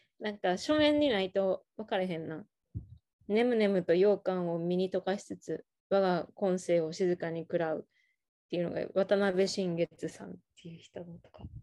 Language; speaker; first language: Japanese; native; Japanese